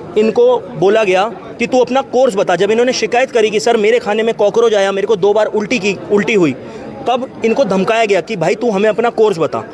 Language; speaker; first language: Hindi; native; Hindi